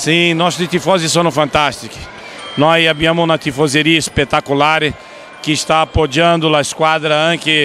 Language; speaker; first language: Italian; non-native, fluent; Portuguese